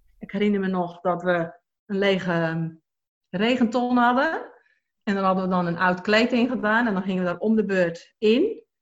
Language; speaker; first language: Dutch; native; Dutch